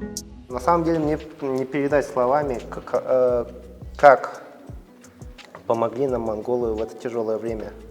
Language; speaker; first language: Russian; native; Russian